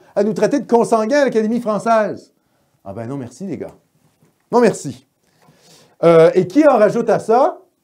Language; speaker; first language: French; native; French